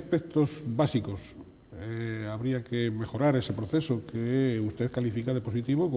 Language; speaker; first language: Spanish; native; Spanish